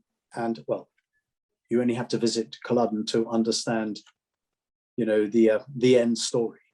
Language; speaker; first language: English; native; English